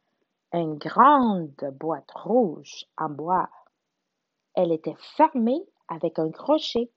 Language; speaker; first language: French; non-native, learner; Spanish